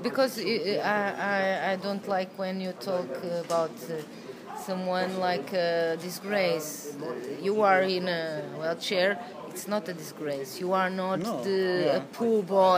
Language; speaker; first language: English; non-native, learner; Portuguese